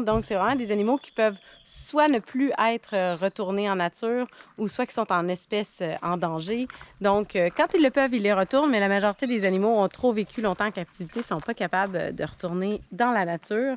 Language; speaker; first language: French; native; French